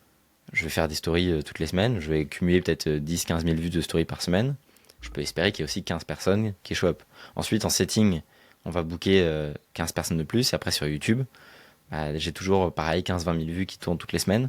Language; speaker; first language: French; native; French